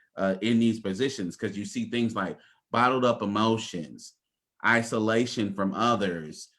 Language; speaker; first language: English; native; English